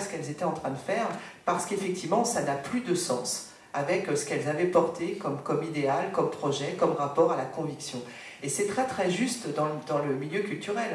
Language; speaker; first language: French; native; French